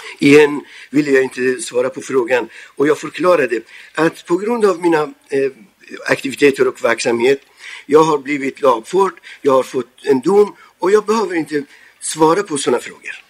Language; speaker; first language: Swedish; non-native, fluent; Persian